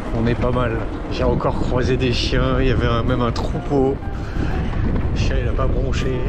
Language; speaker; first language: French; native; French